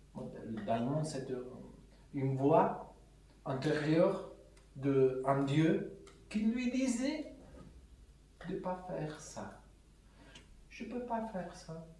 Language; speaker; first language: French; non-native, fluent; Italian